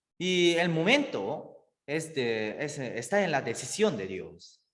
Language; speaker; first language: Spanish; native; Spanish